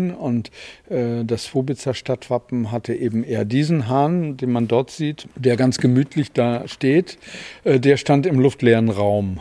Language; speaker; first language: German; native; German